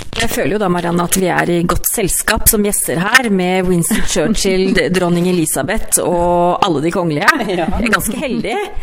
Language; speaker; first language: Norwegian; native; Norwegian